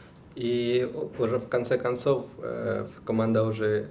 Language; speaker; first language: Russian; non-native, fluent; Spanish